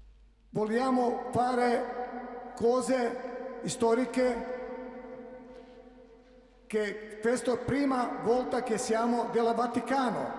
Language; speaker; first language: Italian; non-native, learner; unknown